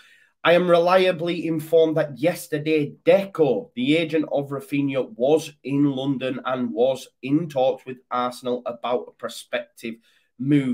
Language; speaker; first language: English; native; English